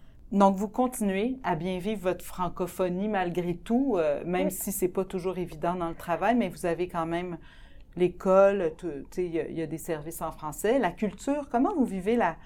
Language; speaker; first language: French; native; French